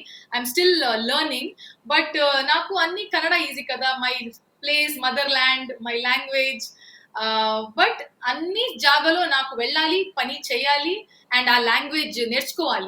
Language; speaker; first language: Telugu; non-native, local second language; Kannada